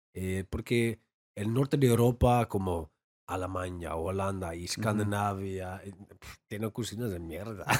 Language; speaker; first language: Spanish; non-native, fluent; Dutch